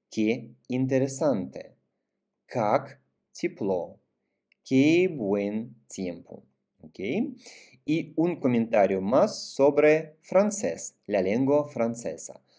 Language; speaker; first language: Spanish; non-native, fluent; Russian